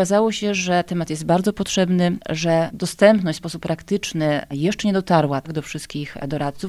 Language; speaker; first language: Polish; native; Polish